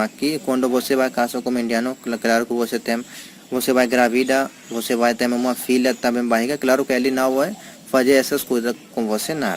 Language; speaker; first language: Portuguese; non-native, learner; Hindi